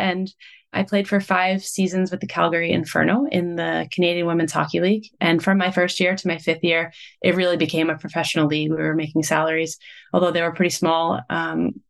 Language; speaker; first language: English; native; English